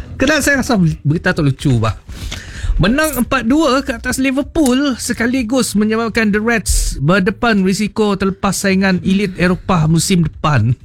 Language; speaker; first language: Malay; native; Malay